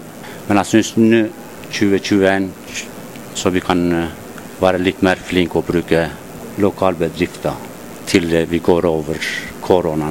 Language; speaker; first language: Norwegian; non-native, learner; Turkish